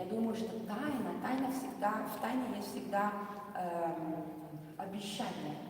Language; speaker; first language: Russian; non-native, fluent; Italian